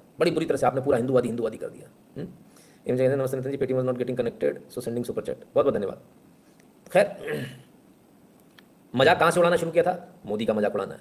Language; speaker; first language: Hindi; native; Hindi